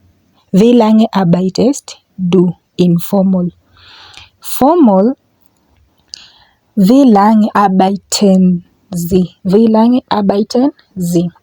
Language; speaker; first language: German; non-native, fluent; English